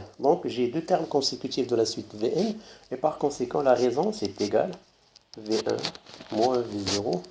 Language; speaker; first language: French; non-native, local second language; Arabic